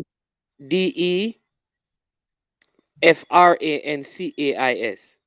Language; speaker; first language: French; non-native, learner; English